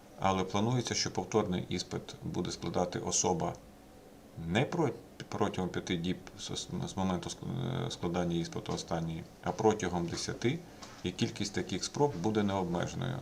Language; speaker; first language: Ukrainian; native; Ukrainian